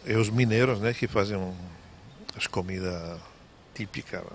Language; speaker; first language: Portuguese; non-native, fluent; Italian